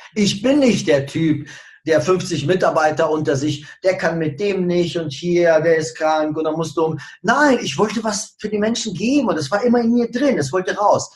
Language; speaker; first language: German; early bilingual, other home language; Russian